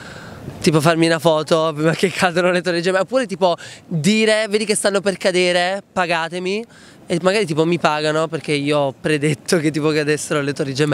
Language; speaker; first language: Italian; native; Italian